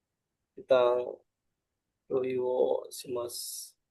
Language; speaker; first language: Japanese; non-native, fluent; Indonesian